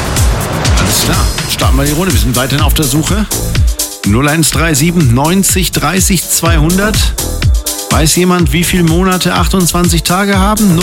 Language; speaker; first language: German; native; German